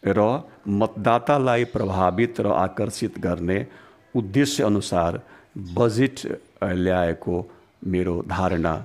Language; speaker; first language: Nepali; non-native, local second language; Bhojpuri